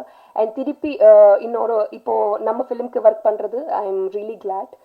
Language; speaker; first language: Tamil; non-native, learner; Telugu